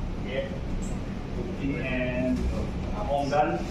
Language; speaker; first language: English; non-native, local second language; Filipino